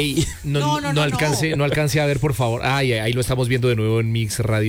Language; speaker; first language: Spanish; native; Spanish